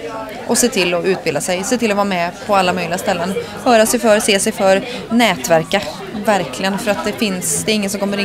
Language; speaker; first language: Swedish; native; Swedish